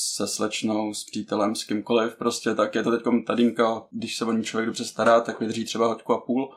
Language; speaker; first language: Czech; non-native, fluent; Ukrainian